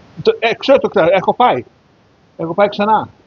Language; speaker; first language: Greek; early bilingual, heritage; Greek